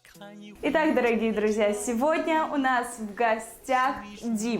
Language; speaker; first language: Russian; native; Russian